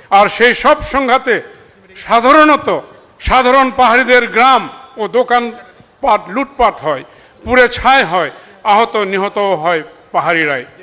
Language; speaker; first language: Bangla; non-native, local second language; Marma